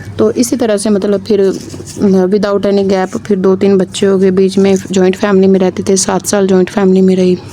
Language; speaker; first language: Urdu; non-native, local second language; Punjabi